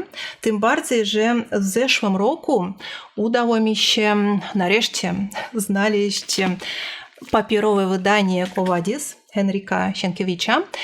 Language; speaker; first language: Polish; non-native, fluent; Russian